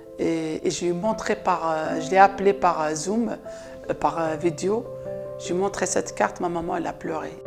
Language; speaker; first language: French; non-native, local second language; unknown